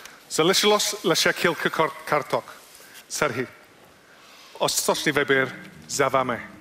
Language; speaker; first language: Ukrainian; non-native, learner; English